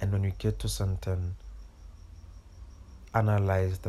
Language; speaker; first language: English; non-native, local second language; Northern Sotho